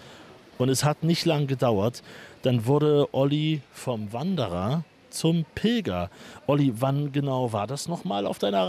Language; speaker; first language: German; native; German